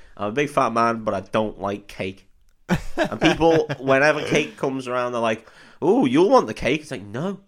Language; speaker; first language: English; native; English